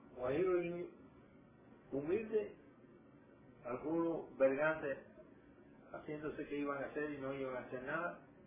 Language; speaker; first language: Spanish; native; Spanish